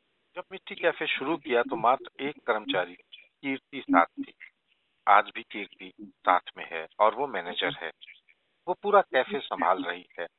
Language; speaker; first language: Hindi; native; Hindi